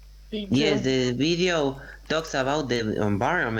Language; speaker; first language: English; non-native, learner; Spanish